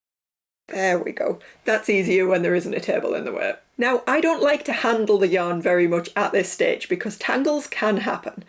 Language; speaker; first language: English; native; English